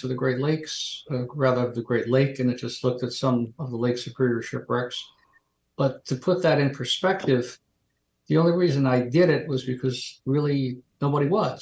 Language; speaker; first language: English; native; English